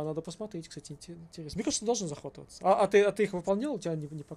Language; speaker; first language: Russian; native; Russian